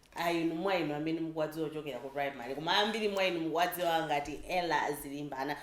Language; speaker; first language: Nyanja; native; Nyanja